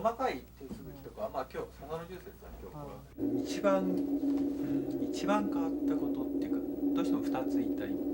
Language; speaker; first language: Japanese; native; Japanese